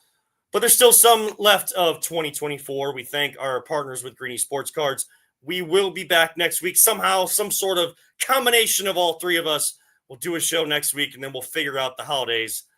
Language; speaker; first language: English; native; English